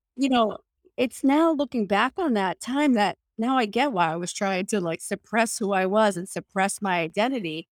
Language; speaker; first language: English; early bilingual, other home language; Spanish